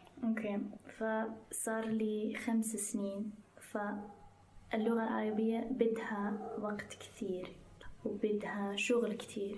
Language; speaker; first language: Arabic; non-native, fluent; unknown